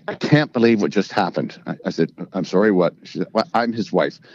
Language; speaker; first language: English; native; English